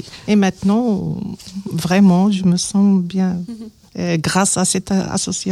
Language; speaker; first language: French; non-native, learner; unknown